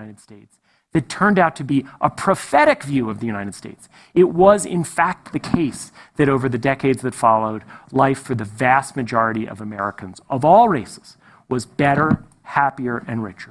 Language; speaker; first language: English; native; English